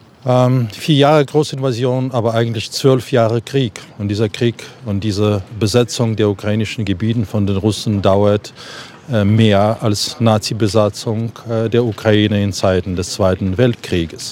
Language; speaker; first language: German; non-native, fluent; Ukrainian